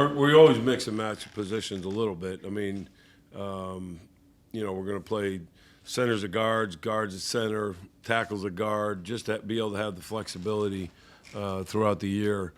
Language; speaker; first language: English; native; English